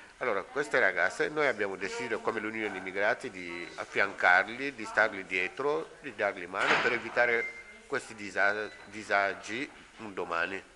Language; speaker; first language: Italian; non-native, fluent; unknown